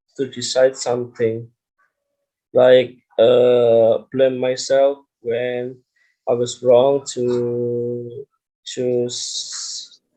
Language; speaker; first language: English; non-native, learner; Indonesian